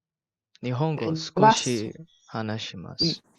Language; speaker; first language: Japanese; non-native, learner; Malay